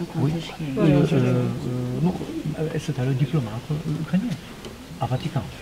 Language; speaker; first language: French; non-native, learner; Ukrainian